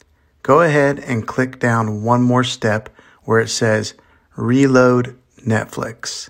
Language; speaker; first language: English; native; English